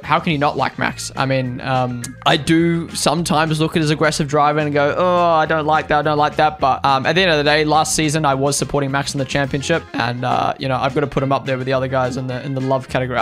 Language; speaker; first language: English; native; English